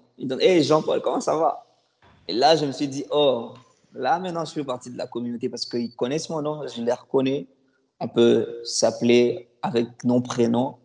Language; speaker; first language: French; non-native, local second language; Lingala